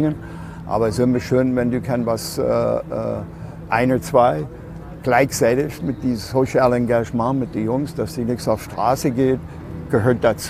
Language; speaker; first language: German; non-native, learner; English